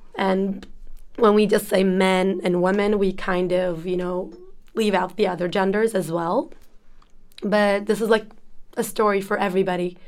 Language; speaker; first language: English; non-native, fluent; Turkish